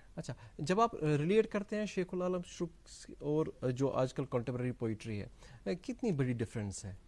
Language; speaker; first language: Urdu; non-native, local second language; Kashmiri